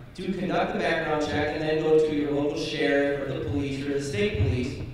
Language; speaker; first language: English; native; English